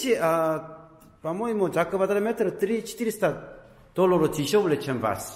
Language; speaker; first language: Russian; non-native, learner; Korean